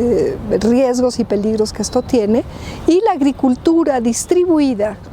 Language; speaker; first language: Spanish; native; Spanish